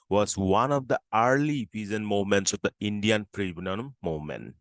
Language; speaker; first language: English; non-native, local second language; Assamese